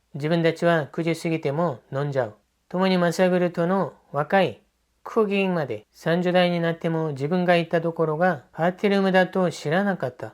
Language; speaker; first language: Japanese; non-native, fluent; Korean